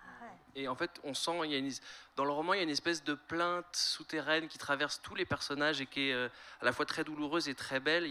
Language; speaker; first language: French; native; French